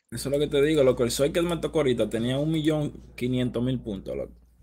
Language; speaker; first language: Spanish; early bilingual, heritage; Spanish